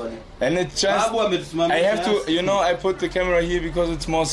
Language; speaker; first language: English; non-native, learner; German